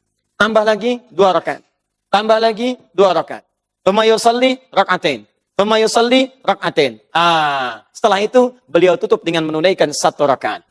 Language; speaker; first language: Indonesian; native; Indonesian